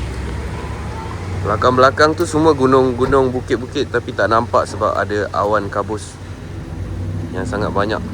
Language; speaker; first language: Malay; native; Malay